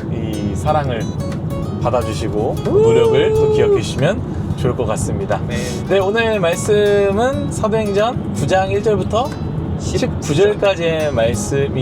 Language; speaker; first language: Korean; native; Korean